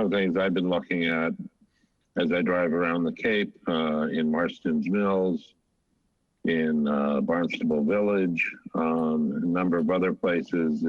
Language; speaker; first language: English; native; English